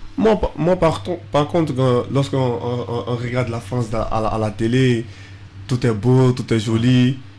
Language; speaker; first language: French; non-native, local second language; Fula